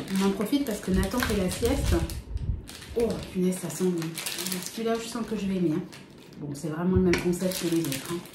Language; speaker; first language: French; native; French